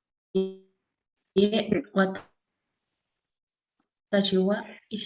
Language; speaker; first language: Japanese; non-native, learner; Spanish